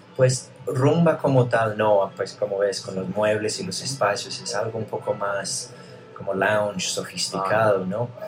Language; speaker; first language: Spanish; non-native, fluent; English